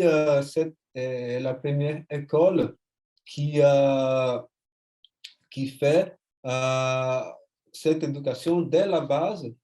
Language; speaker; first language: French; non-native, fluent; Portuguese